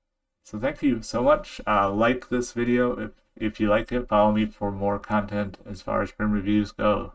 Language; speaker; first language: English; native; English